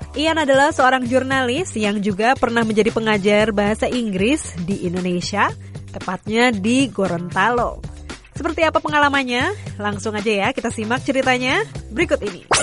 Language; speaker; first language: Indonesian; native; Indonesian